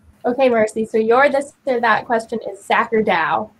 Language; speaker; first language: English; native; English